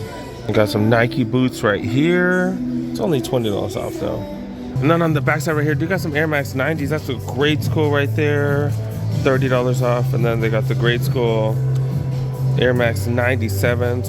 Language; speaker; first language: English; native; English